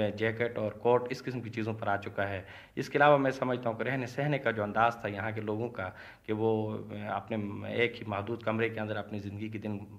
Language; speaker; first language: Urdu; non-native, local second language; Shina